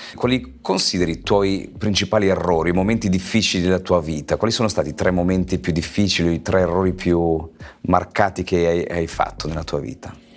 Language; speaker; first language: Italian; native; Italian